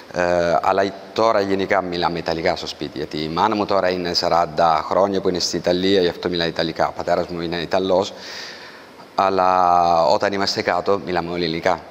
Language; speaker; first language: Greek; early bilingual, heritage; Greek